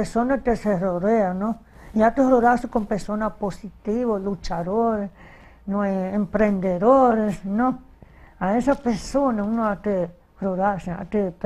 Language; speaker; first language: Spanish; early bilingual, heritage; Spanish